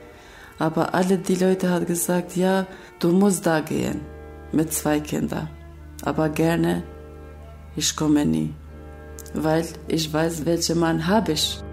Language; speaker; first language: German; non-native, learner; Albanian